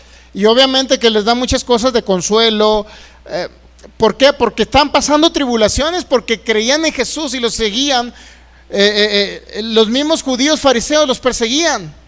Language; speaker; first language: Spanish; native; Spanish